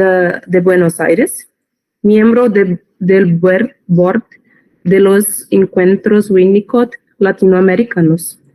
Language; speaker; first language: Spanish; non-native, learner; Portuguese